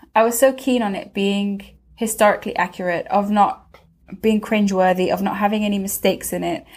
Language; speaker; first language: English; native; English